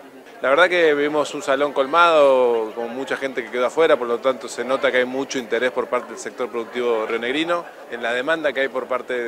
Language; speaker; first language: Spanish; native; Spanish